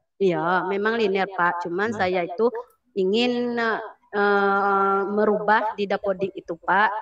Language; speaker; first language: Indonesian; native; Indonesian